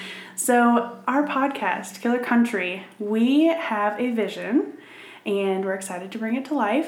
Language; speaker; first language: English; native; English